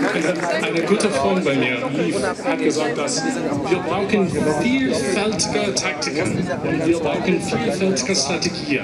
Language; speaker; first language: German; non-native, learner; English